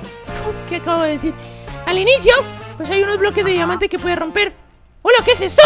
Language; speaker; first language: Spanish; native; Spanish